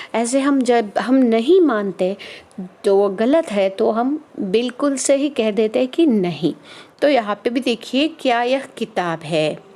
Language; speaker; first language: Hindi; non-native, local second language; Kannada